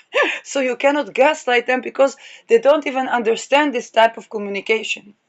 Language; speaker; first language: English; non-native, fluent; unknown